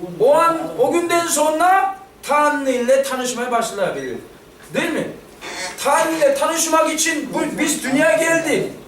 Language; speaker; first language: Turkish; non-native, fluent; Korean